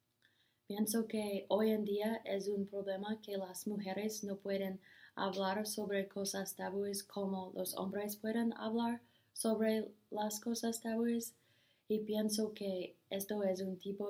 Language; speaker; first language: Spanish; non-native, learner; English